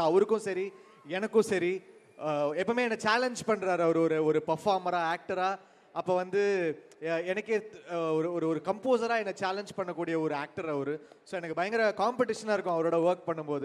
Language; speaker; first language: Tamil; native; Tamil